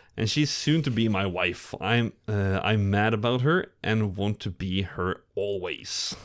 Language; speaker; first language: English; non-native, fluent; Norwegian